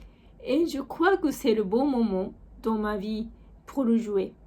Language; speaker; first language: French; non-native, fluent; Japanese